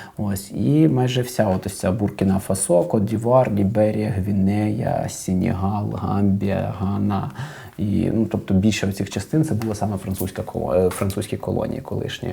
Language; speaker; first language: Ukrainian; non-native, local second language; Russian